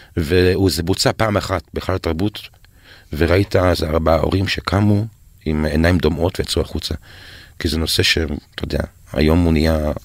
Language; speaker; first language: Hebrew; native; Hebrew